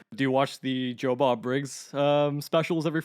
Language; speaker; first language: English; native; English